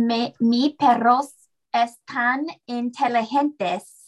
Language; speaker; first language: Spanish; non-native, learner; English